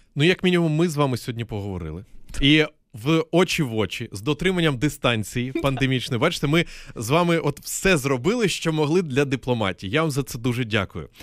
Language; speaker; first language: Ukrainian; native; Ukrainian